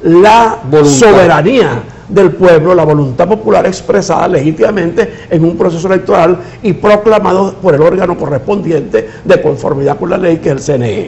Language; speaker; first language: Spanish; native; Spanish